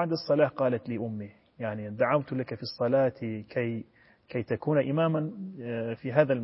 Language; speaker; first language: Arabic; non-native, fluent; Turkish